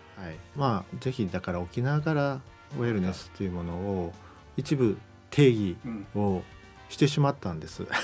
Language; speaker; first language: Japanese; native; Japanese